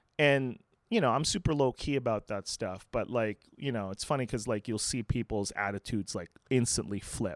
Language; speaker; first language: English; non-native, local second language; Filipino